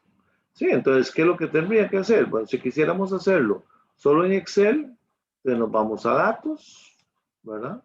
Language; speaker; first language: Spanish; native; Spanish